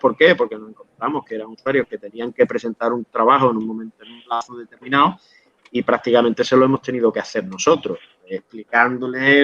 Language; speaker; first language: Spanish; native; Spanish